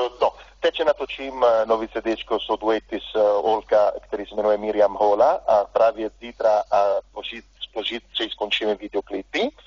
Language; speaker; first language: Czech; non-native, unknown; Italian